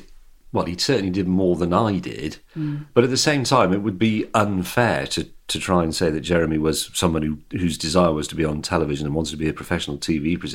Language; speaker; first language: English; native; English